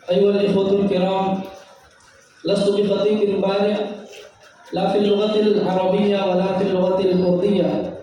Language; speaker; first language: Arabic; non-native, fluent; Urdu